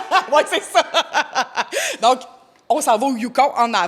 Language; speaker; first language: French; native; French